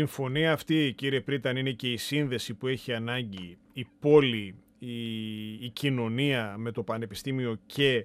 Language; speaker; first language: Greek; native; Greek